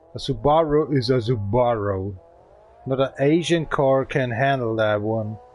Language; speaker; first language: English; non-native, learner; German